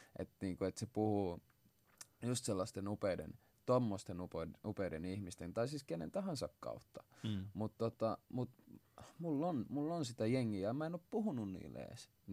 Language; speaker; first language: Finnish; early bilingual, other home language; Swahili